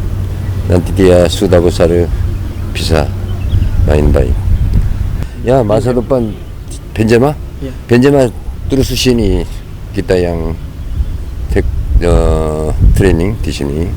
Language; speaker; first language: Indonesian; non-native, learner; Korean